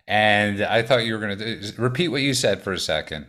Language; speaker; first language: English; native; English